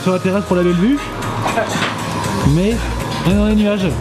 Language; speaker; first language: French; native; French